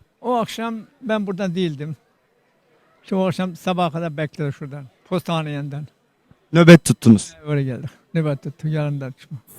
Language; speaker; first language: Turkish; native; Turkish